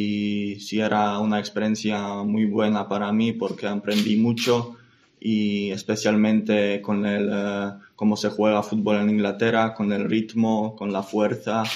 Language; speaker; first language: Spanish; non-native, fluent; English